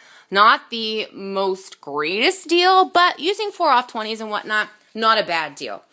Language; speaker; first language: English; native; English